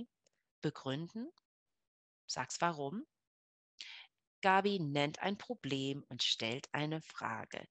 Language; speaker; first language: German; non-native, fluent; English